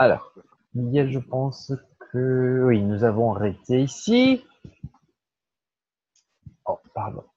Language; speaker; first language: French; non-native, fluent; Portuguese